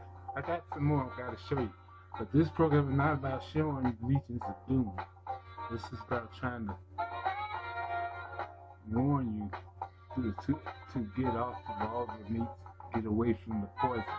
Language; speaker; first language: English; native; English